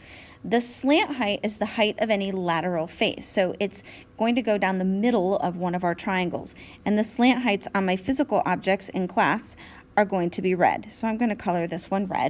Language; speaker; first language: English; native; English